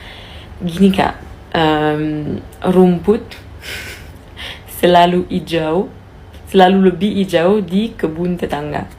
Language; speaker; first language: Indonesian; non-native, fluent; French